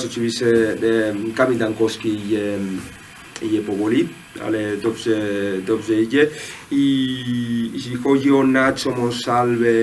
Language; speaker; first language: Polish; non-native, learner; Spanish